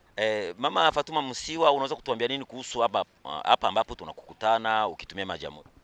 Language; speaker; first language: Swahili; native; Swahili